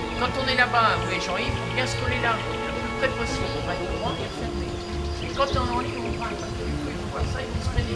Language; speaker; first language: French; native; French